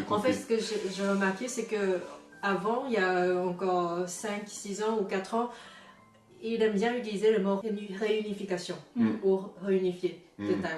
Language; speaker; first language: French; non-native, fluent; Chinese